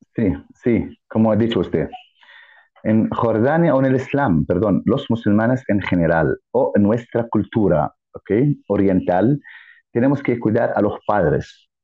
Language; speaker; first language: Spanish; non-native, fluent; Arabic